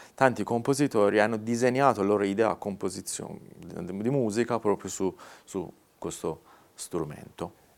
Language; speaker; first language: Italian; non-native, fluent; Persian